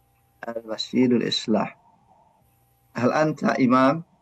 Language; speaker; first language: Arabic; non-native, fluent; Indonesian